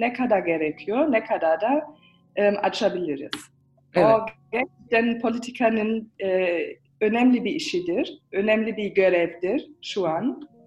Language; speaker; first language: Turkish; early bilingual, heritage; Turkish